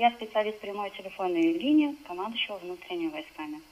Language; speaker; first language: Russian; native; Russian